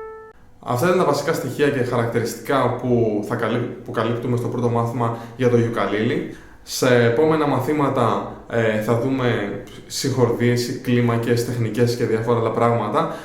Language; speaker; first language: Greek; native; Greek